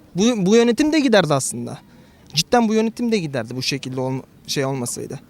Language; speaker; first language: Turkish; early bilingual, other home language; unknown